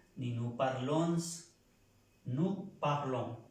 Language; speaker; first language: French; non-native, fluent; Spanish